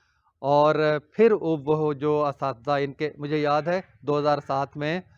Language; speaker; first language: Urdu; non-native, local second language; Punjabi